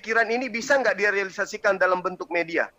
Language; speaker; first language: Indonesian; native; Indonesian